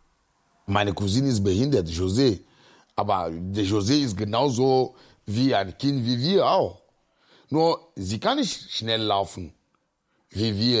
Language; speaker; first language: German; non-native, learner; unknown